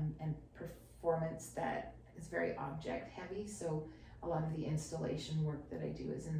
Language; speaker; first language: English; native; English